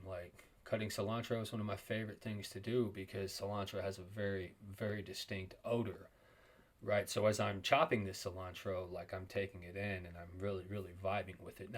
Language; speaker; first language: English; native; English